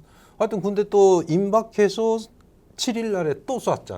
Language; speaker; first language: Korean; native; Korean